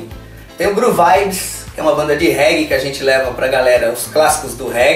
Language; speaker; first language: Portuguese; native; Portuguese